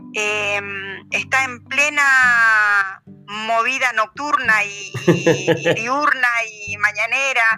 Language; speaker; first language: Spanish; native; Spanish